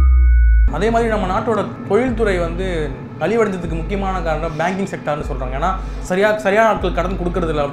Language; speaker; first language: Tamil; native; Tamil